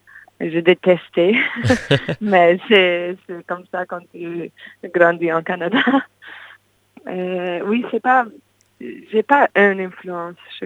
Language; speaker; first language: French; non-native, fluent; English